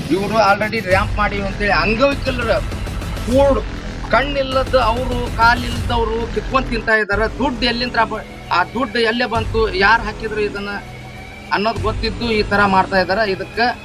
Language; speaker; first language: Kannada; non-native, local second language; Lambadi